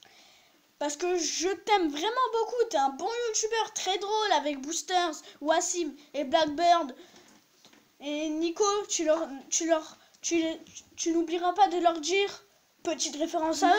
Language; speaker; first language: French; native; French